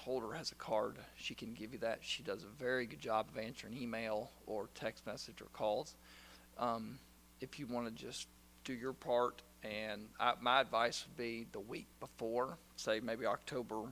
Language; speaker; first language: English; native; English